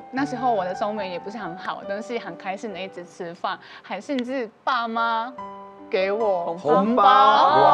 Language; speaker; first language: Chinese; non-native, fluent; Japanese